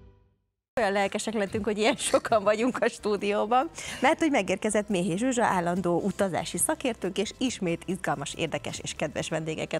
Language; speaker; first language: Hungarian; native; Hungarian